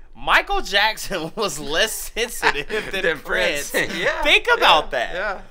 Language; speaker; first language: English; native; English